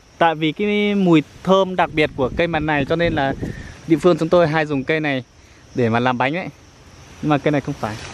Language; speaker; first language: Vietnamese; non-native, local second language; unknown